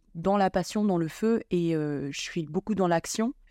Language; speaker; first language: French; non-native, local second language; Malagasy